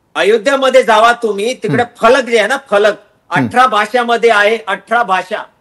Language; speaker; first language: Marathi; non-native, local second language; Hindi